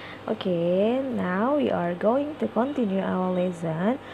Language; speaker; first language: English; non-native, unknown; Indonesian